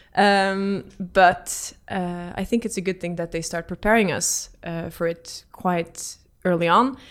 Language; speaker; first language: English; non-native, fluent; Dutch